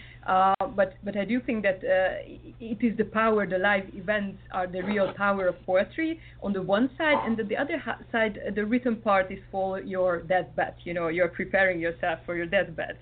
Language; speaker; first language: English; non-native, fluent; Hungarian